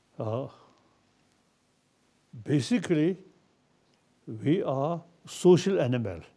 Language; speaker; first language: English; non-native, learner; Tibetan